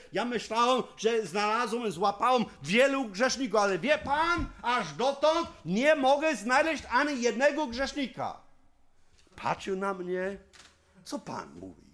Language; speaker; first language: Polish; non-native, learner; English